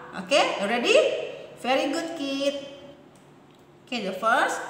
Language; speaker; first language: English; non-native, learner; Indonesian